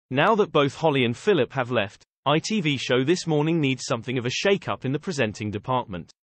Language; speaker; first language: English; native; English